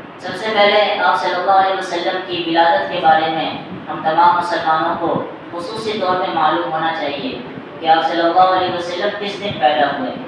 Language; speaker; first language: Urdu; native; Urdu